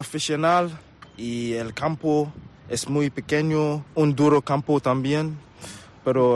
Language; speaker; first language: Spanish; non-native, learner; English